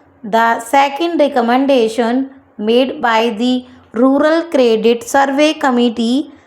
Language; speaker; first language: English; non-native, local second language; Hindi